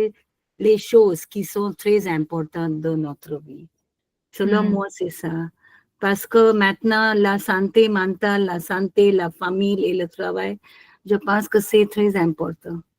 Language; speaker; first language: French; non-native, learner; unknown